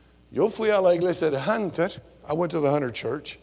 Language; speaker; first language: English; native; English